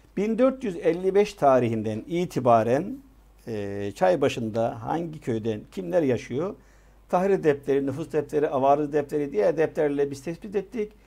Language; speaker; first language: Turkish; native; Turkish